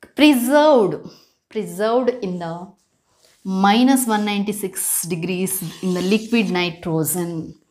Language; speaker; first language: English; non-native, local second language; Telugu